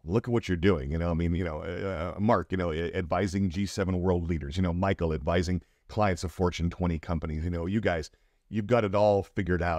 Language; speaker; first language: English; native; English